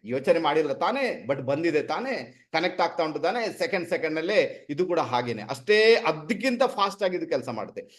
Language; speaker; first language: Kannada; non-native, local second language; Tulu